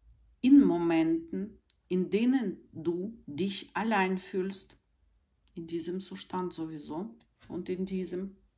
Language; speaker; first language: German; non-native, fluent; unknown